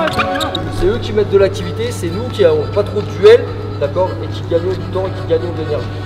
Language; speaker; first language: French; native; French